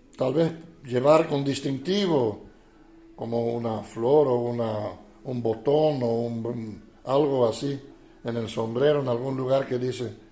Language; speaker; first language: Spanish; non-native, fluent; Dutch